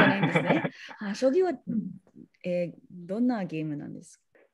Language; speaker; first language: Japanese; non-native, learner; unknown